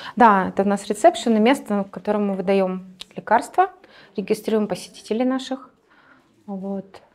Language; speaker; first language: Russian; native; Russian